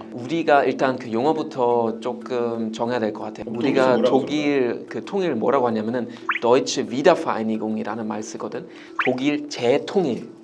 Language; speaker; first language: Korean; non-native, fluent; German